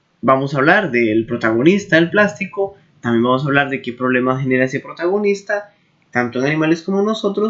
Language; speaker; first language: Spanish; native; Spanish